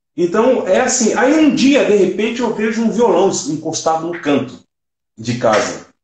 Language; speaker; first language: Portuguese; early bilingual, other home language; Swahili